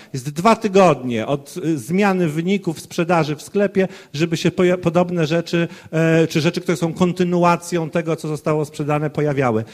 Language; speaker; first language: Polish; native; Polish